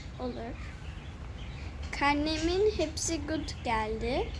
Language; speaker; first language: Turkish; early bilingual, heritage; Turkish